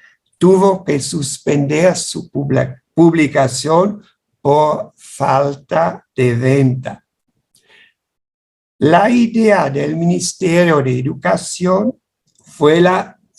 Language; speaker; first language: Spanish; non-native, fluent; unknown